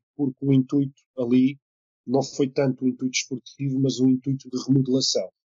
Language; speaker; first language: Portuguese; native; Portuguese